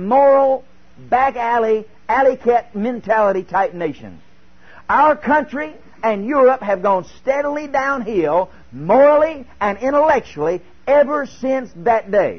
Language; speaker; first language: English; native; English